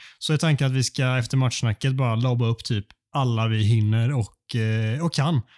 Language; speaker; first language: Swedish; native; Swedish